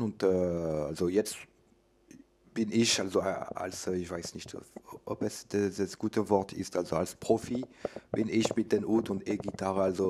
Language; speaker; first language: German; non-native, learner; French